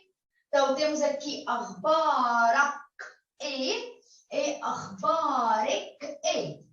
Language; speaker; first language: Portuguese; non-native, fluent; Arabic